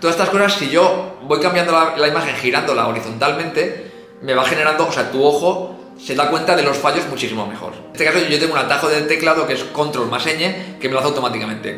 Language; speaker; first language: Spanish; native; Spanish